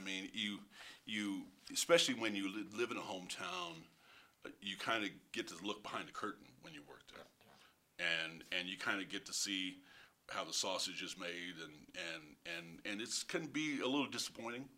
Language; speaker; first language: English; native; English